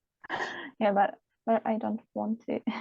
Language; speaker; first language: English; non-native, learner; Russian